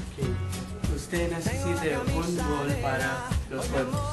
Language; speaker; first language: Spanish; non-native, learner; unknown